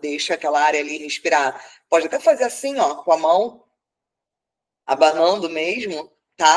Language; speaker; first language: Portuguese; native; Portuguese